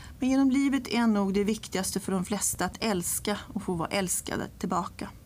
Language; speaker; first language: Swedish; early bilingual, other home language; English